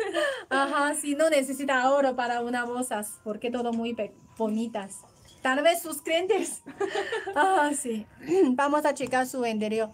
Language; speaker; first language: Spanish; non-native, learner; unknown